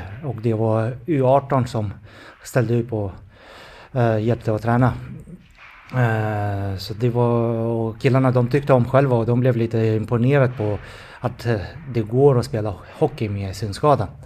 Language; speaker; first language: Swedish; non-native, fluent; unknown